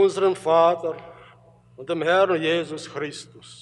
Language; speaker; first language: German; early bilingual, heritage; German